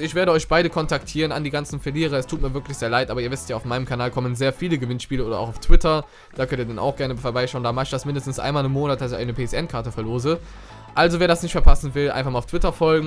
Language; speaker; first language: German; native; German